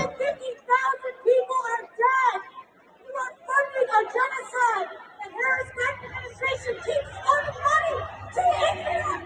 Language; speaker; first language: English; native; English